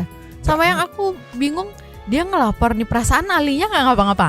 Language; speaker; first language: Indonesian; native; Indonesian